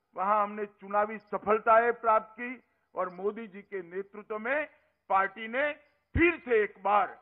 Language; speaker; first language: Hindi; non-native, local second language; Gujarati